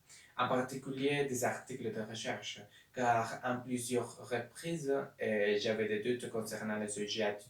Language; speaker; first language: French; non-native, learner; Spanish